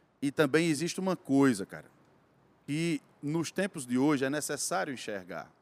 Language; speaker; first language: Portuguese; native; Portuguese